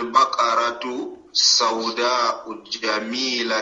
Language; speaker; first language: Arabic; non-native, learner; French